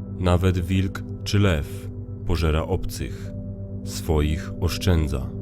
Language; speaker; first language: Polish; native; Polish